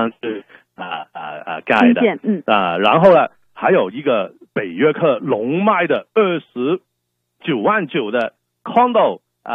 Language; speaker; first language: Chinese; non-native, fluent; Cantonese